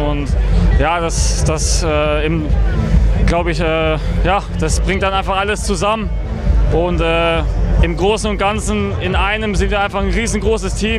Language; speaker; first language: German; native; German